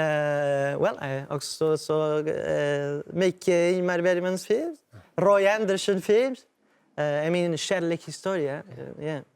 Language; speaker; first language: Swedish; non-native, learner; Portuguese